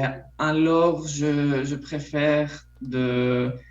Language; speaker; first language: French; non-native, fluent; Polish